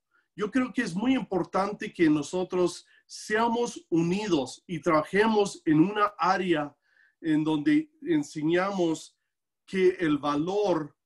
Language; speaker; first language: Spanish; non-native, local second language; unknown